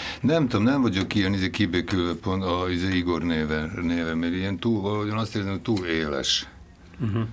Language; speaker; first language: Hungarian; non-native, local second language; Serbian